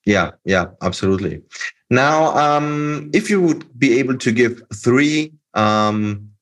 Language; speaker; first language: English; non-native, fluent; German